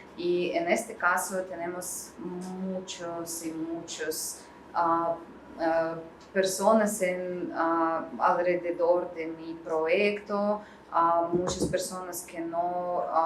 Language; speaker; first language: Spanish; non-native, learner; Russian